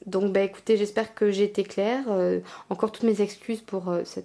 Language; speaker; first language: French; native; French